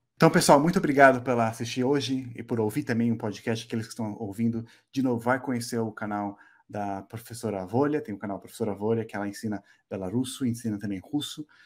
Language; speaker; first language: Portuguese; native; Portuguese